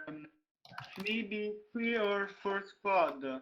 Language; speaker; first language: English; non-native, learner; Italian